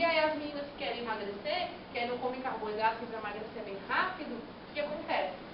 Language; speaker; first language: Portuguese; native; Portuguese